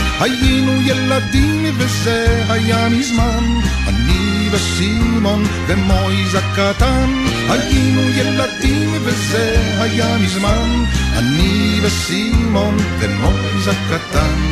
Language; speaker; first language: Hebrew; native; Hebrew